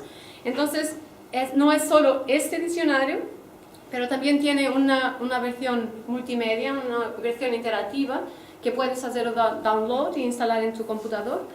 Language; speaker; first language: Spanish; non-native, fluent; Portuguese